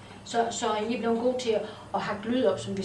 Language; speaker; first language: Danish; native; Danish